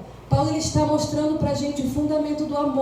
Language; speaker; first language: Portuguese; native; Portuguese